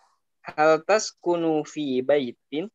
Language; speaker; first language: Arabic; non-native, fluent; Indonesian